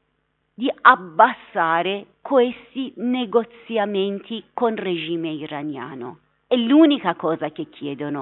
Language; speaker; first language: Italian; non-native, fluent; Persian